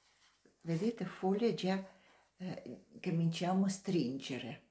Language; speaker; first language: Italian; non-native, learner; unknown